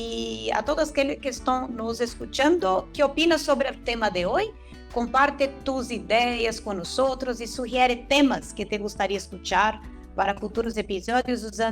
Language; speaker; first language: Spanish; non-native, fluent; Portuguese